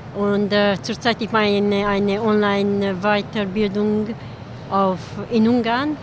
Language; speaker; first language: German; non-native, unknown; Hungarian